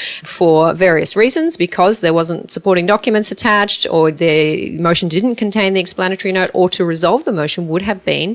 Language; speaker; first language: English; native; English